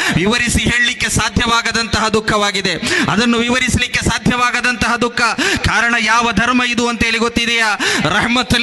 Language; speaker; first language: Kannada; non-native, local second language; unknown